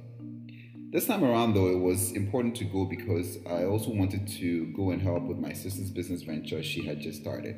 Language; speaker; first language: English; non-native, local second language; Akan